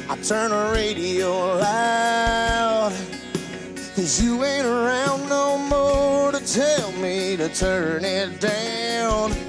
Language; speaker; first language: English; native; English